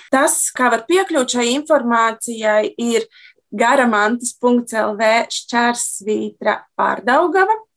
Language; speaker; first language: Latvian; native; Latvian